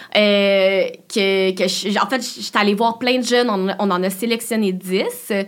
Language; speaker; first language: French; native; French